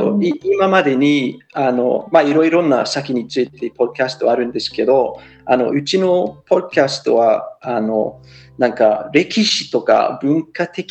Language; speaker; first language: Japanese; non-native, fluent; English